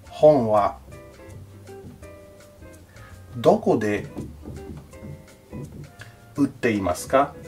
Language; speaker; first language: Japanese; non-native, fluent; Italian